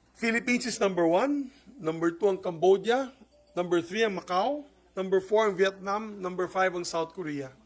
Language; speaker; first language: Filipino; non-native, local second language; Cebuano